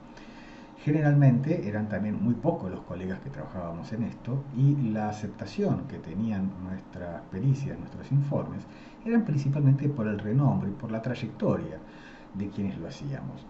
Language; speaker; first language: Spanish; native; Spanish